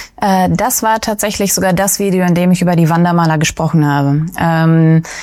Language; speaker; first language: German; early bilingual, other home language; Russian